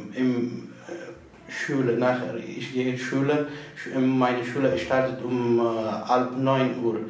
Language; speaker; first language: German; non-native, learner; Persian